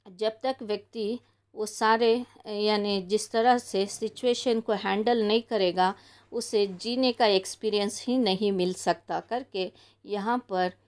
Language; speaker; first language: Hindi; non-native, local second language; Kannada